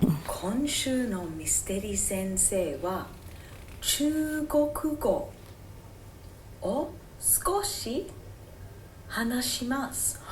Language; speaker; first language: Japanese; non-native, fluent; English